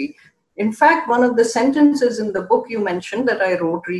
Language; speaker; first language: English; non-native, local second language; Urdu